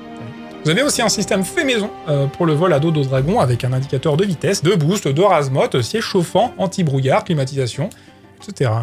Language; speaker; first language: French; native; French